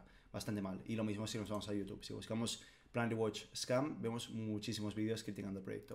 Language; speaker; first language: Spanish; native; Spanish